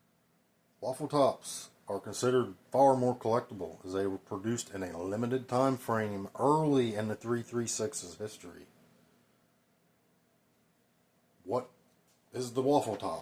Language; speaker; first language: English; native; English